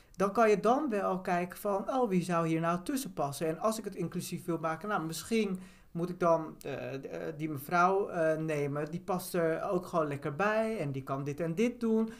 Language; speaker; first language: Dutch; early bilingual, other home language; Turkish